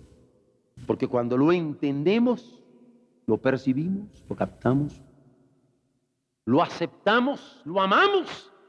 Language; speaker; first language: Spanish; native; Spanish